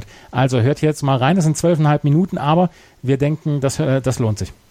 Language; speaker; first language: German; native; German